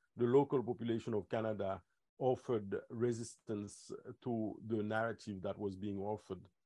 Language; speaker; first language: English; non-native, fluent; Haitian Creole